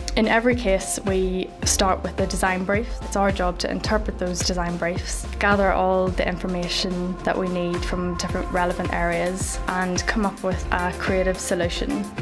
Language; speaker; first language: English; native; English